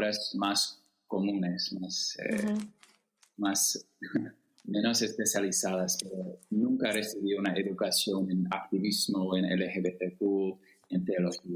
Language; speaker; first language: Spanish; non-native, fluent; English